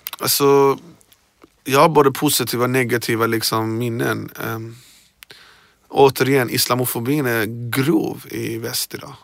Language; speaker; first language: Swedish; early bilingual, other home language; Persian